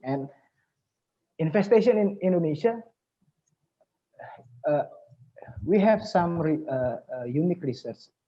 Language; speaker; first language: English; non-native, learner; Indonesian